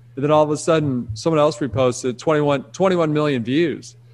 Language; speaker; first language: English; native; English